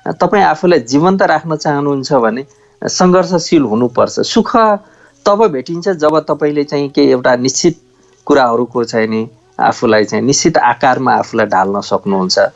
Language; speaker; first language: Nepali; native; Nepali